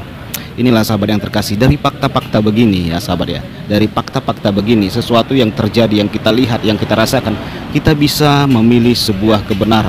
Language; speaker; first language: Indonesian; native; Indonesian